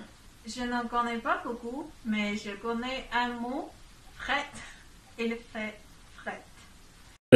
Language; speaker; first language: French; non-native, learner; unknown